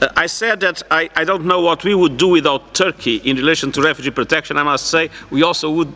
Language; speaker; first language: English; non-native, fluent; Portuguese